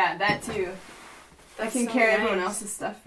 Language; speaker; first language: English; native; English